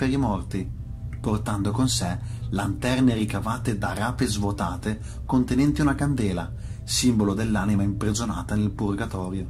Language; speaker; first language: Italian; native; Italian